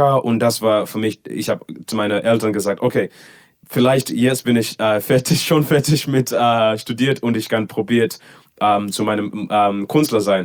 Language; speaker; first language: German; non-native, learner; English